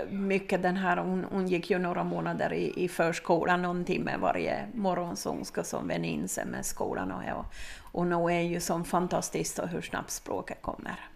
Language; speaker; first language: Swedish; native; Swedish